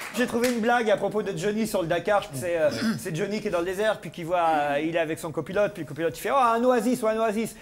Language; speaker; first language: French; native; French